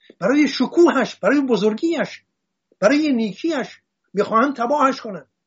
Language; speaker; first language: Persian; non-native, local second language; Assyrian Neo-Aramaic